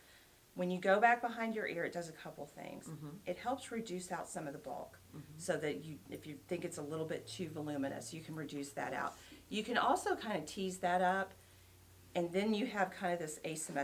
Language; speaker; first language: English; native; English